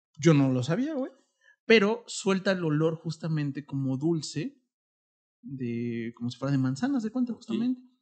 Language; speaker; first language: Spanish; native; Spanish